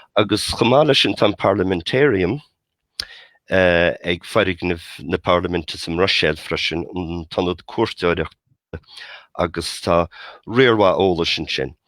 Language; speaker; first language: Irish; native; Irish